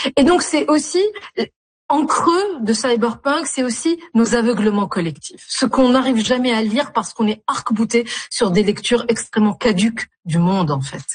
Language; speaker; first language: French; non-native, local second language; Arabic